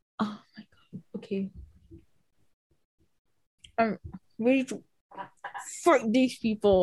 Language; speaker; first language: English; native; English